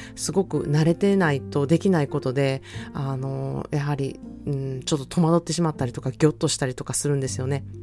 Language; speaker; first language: Japanese; native; Japanese